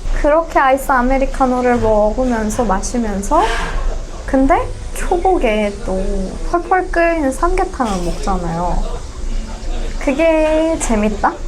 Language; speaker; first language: Korean; non-native, fluent; Persian